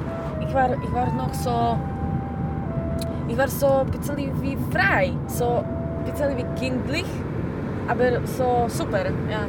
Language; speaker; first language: German; non-native, learner; Slovak